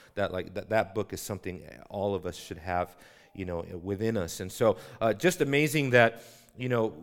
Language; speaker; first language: English; native; English